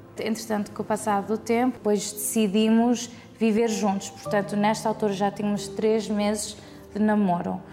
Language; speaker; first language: Portuguese; early bilingual, heritage; Portuguese